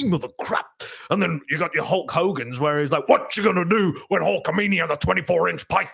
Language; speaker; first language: English; native; English